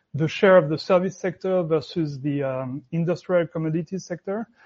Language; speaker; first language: English; non-native, fluent; French